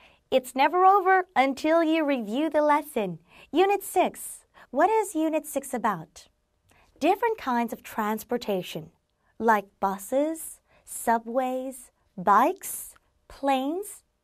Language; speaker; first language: English; non-native, fluent; Korean